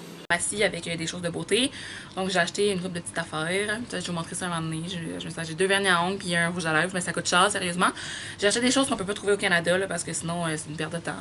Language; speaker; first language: French; native; French